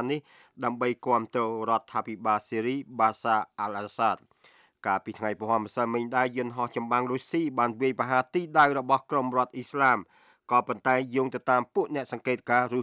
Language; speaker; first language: Khmer; native; Khmer